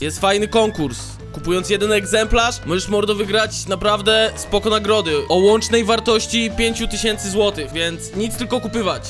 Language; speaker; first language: Polish; native; Polish